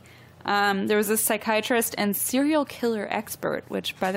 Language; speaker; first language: English; native; English